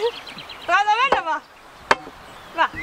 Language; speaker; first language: Finnish; native; Finnish